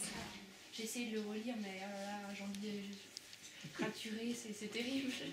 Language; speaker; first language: French; native; French